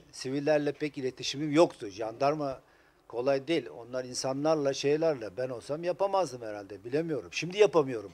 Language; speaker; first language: Turkish; native; Turkish